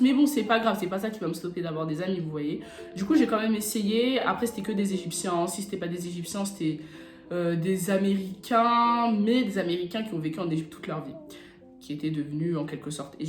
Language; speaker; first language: French; native; French